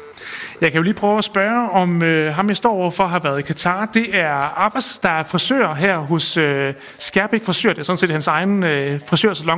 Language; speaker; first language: Danish; native; Danish